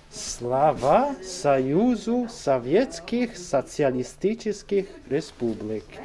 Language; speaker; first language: Russian; non-native, learner; Italian